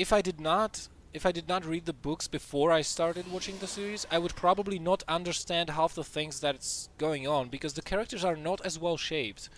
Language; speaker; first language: English; non-native, fluent; Dutch